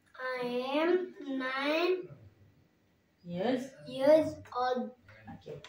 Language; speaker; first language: English; non-native, learner; Indonesian